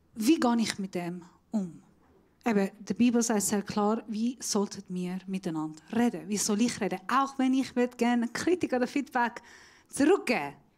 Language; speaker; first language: German; non-native, fluent; Assyrian Neo-Aramaic